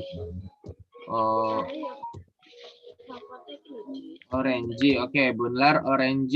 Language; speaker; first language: Turkish; non-native, learner; Indonesian